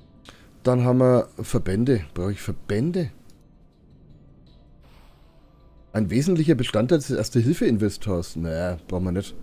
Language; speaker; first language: German; native; German